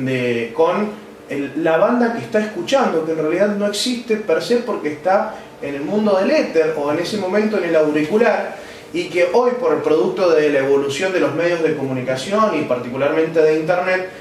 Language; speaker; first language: Spanish; native; Spanish